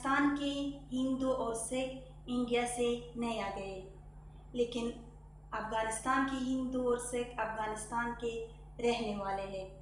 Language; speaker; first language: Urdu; non-native, learner; Persian